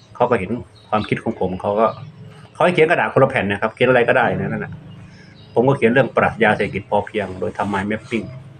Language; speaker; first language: Thai; non-native, local second language; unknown